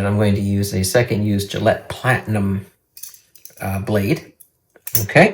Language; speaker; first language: English; native; English